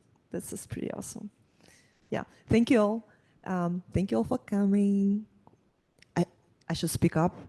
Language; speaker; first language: English; non-native, fluent; Russian